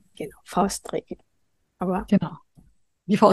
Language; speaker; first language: German; non-native, fluent; Japanese